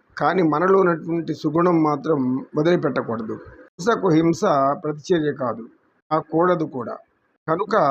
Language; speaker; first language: Telugu; native; Telugu